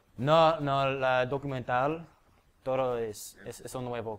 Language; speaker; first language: Spanish; non-native, learner; English